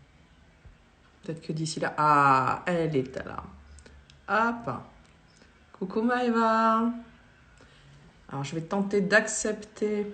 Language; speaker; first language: French; native; French